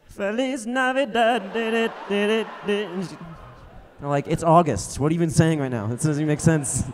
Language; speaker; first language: English; native; English